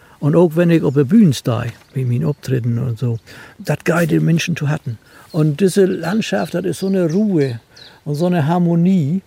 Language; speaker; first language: German; native; German